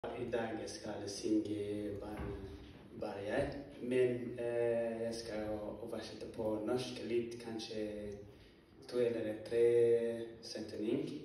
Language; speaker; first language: Swedish; non-native, learner; Kinyarwanda